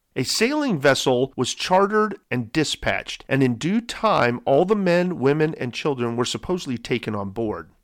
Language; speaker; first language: English; native; English